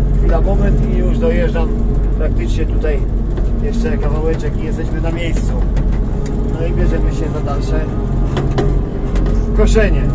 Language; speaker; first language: Polish; native; Polish